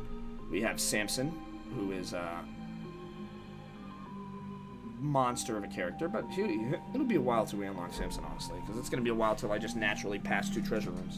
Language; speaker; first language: English; native; English